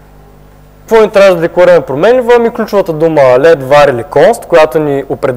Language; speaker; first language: Bulgarian; native; Bulgarian